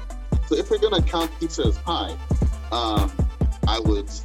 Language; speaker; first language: English; non-native, local second language; Yoruba